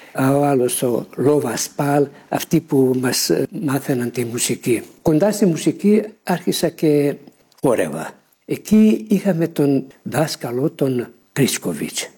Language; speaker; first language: Greek; early bilingual, heritage; Greek